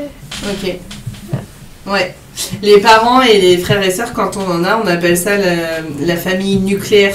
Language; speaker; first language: French; native; French